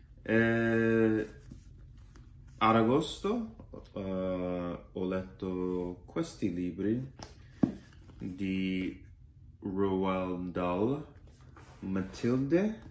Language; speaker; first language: Italian; non-native, learner; English